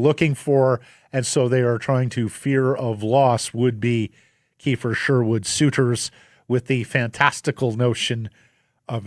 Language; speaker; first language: English; native; English